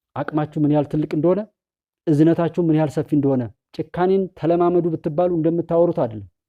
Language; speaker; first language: Amharic; native; Amharic